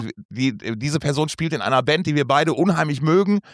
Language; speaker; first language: German; native; German